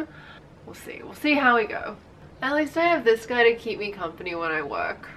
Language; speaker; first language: English; native; English